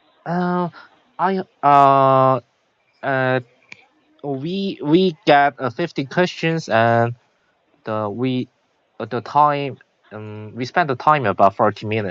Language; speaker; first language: English; non-native, learner; Korean